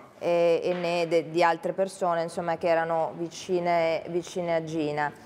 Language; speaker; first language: Italian; native; Italian